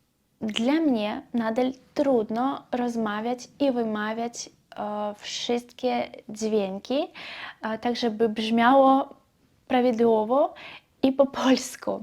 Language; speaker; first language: Polish; non-native, learner; Belarusian